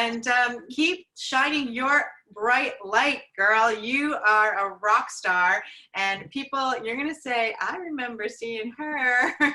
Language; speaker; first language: English; native; English